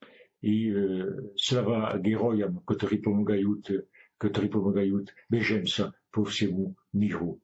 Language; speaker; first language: Russian; non-native, learner; French